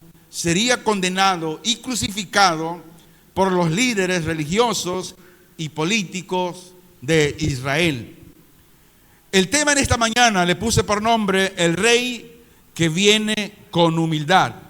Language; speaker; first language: Spanish; native; Spanish